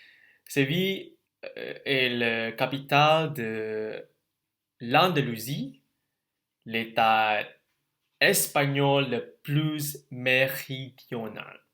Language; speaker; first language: French; non-native, learner; Indonesian